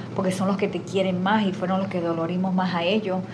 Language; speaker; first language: Spanish; native; Spanish